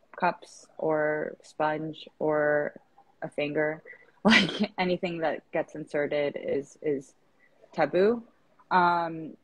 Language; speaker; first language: English; non-native, fluent; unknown